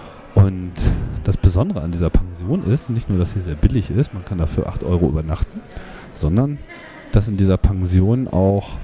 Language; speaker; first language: German; native; German